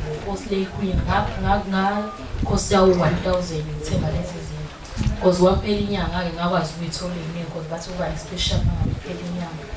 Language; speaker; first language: Zulu; native; Zulu